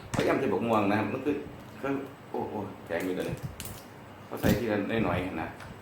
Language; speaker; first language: Thai; native; Thai